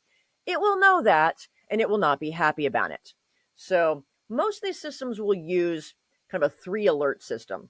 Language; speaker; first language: English; native; English